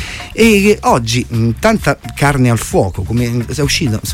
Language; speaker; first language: Italian; native; Italian